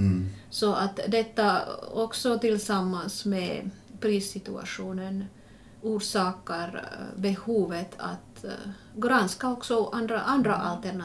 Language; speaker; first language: Swedish; non-native, local second language; Finnish